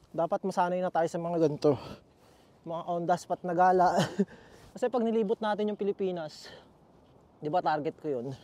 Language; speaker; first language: Filipino; native; Filipino